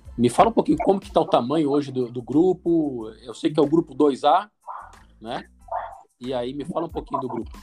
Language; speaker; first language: Portuguese; native; Portuguese